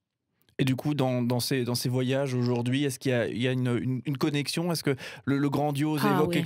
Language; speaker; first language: French; native; French